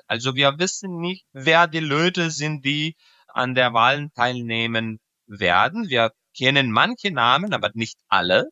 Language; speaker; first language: German; non-native, fluent; Serbian